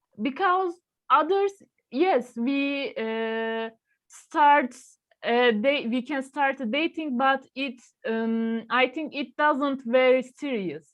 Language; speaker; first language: English; non-native, learner; Turkish